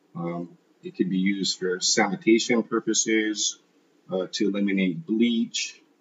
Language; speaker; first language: English; native; English